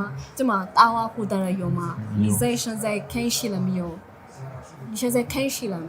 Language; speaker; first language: Chinese; non-native, learner; Amharic